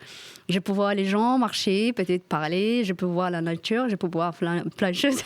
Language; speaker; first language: French; non-native, fluent; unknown